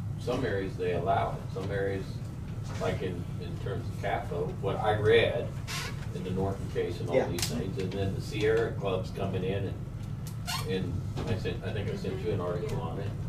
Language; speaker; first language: English; native; English